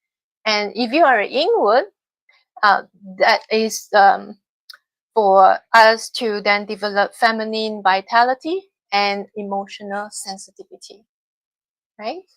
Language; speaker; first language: English; non-native, fluent; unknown